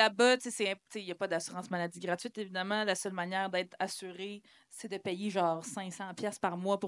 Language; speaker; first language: French; native; French